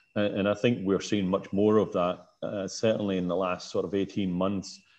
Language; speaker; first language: English; native; English